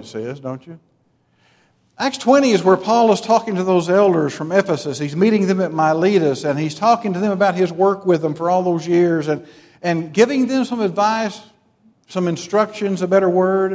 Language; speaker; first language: English; native; English